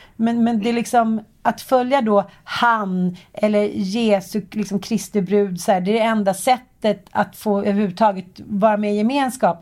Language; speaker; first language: Swedish; native; Swedish